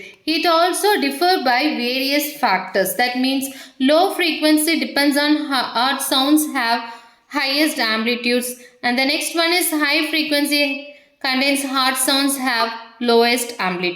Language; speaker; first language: English; non-native, local second language; Tamil